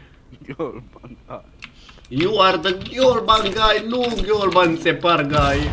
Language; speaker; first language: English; non-native, learner; Romanian